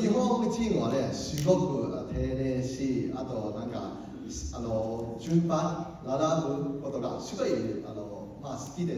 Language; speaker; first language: Japanese; non-native, learner; Cantonese